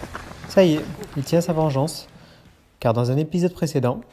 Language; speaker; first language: French; native; French